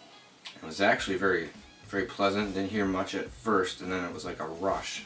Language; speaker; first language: English; native; English